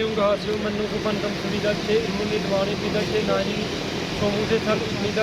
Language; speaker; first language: Korean; non-native, learner; Urdu